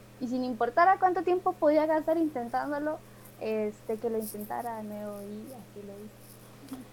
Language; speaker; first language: Spanish; native; Spanish